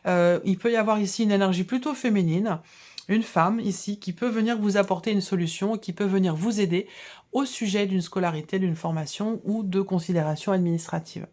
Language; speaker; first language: French; native; French